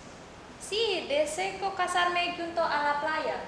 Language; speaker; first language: Spanish; non-native, learner; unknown